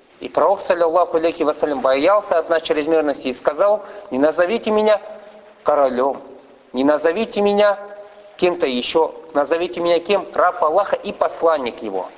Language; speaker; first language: Russian; non-native, fluent; Arabic